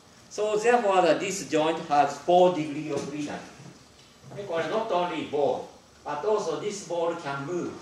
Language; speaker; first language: English; non-native, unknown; Japanese